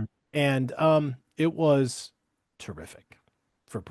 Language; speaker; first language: English; native; English